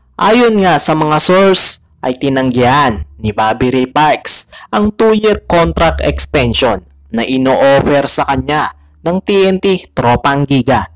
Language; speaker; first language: Filipino; native; Filipino